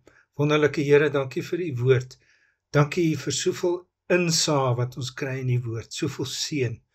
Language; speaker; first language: Afrikaans; native; Afrikaans